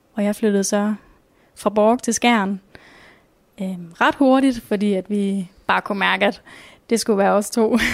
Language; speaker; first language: Danish; native; Danish